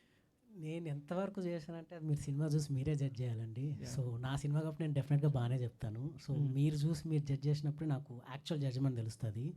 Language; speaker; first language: Telugu; native; Telugu